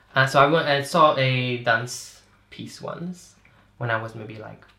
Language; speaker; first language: English; non-native, fluent; Portuguese